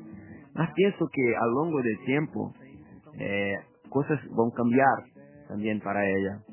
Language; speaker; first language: Spanish; non-native, fluent; Portuguese